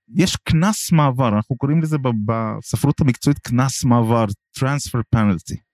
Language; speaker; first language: Hebrew; non-native, local second language; Arabic